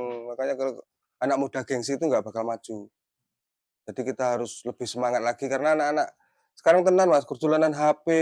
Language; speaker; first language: Indonesian; non-native, local second language; Javanese